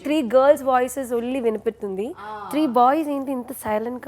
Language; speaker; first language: Telugu; non-native, learner; Malayalam